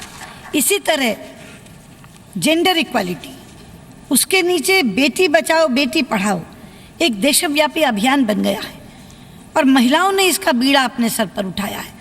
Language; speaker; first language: Hindi; native; Hindi